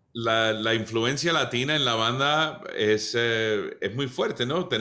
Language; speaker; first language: Spanish; early bilingual, other home language; English